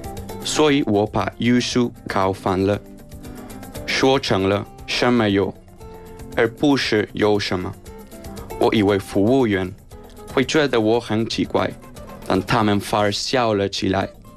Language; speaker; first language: Chinese; non-native, fluent; Spanish